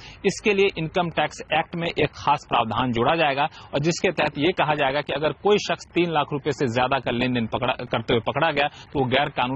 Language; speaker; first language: Hindi; native; Hindi